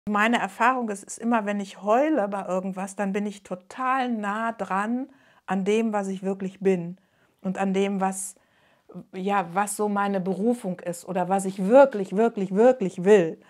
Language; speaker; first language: German; native; German